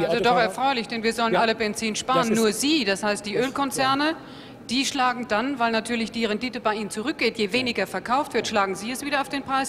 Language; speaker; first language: German; native; German